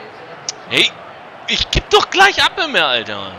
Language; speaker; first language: German; native; German